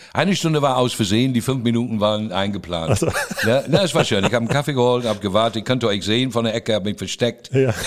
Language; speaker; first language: German; non-native, fluent; English